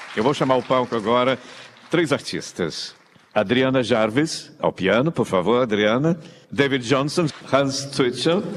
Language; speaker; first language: Portuguese; native; Portuguese